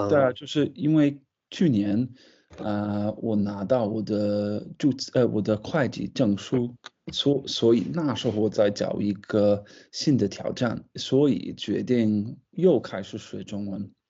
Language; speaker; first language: Chinese; non-native, fluent; English